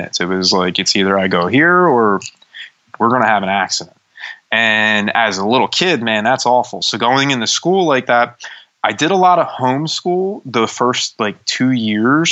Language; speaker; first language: English; native; English